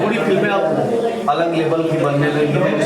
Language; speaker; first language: Hindi; native; Hindi